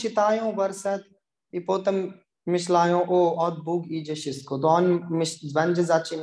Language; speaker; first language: Polish; non-native, learner; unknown